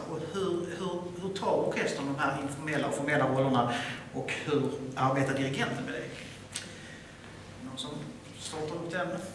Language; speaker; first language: Swedish; native; Swedish